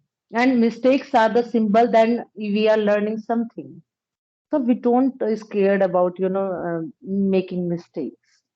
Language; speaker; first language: English; non-native, local second language; Punjabi